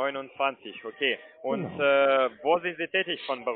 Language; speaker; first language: German; non-native, fluent; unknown